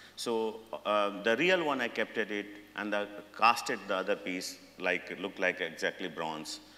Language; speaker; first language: English; non-native, local second language; Hindi